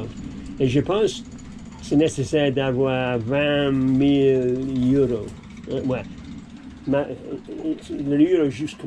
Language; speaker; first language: French; non-native, learner; English